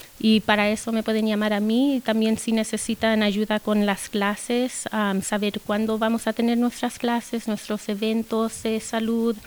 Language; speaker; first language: Spanish; early bilingual, heritage; Spanish